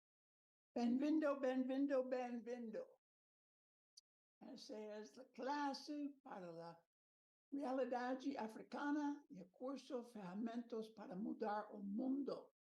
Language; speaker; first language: Portuguese; non-native, learner; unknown